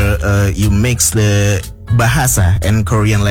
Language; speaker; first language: English; non-native, learner; Indonesian